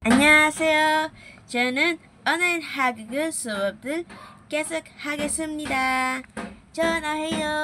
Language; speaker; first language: Korean; non-native, learner; Filipino